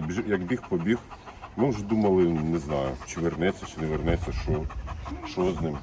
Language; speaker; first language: Ukrainian; native; Ukrainian